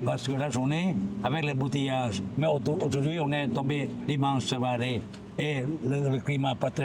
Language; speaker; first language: French; non-native, learner; Thai